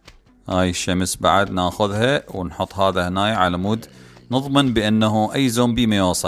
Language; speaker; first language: Arabic; native; Arabic